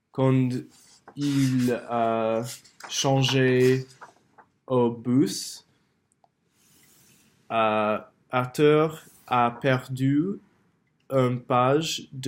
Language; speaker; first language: French; non-native, learner; English